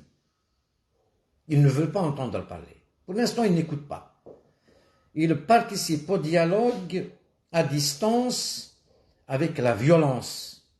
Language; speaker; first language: French; non-native, local second language; Kabyle